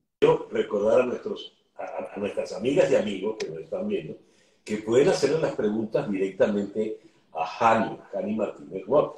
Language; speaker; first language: Spanish; native; Spanish